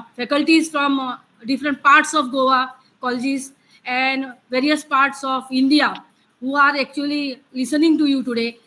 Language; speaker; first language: English; non-native, local second language; Marathi